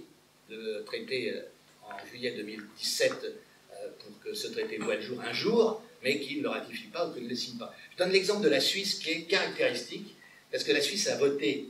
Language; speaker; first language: French; native; French